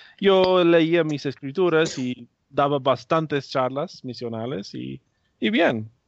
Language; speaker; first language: Spanish; non-native, fluent; English